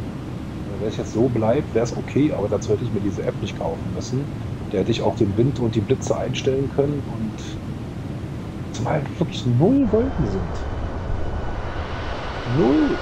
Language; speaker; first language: German; native; German